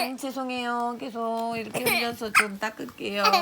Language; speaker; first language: Korean; native; Korean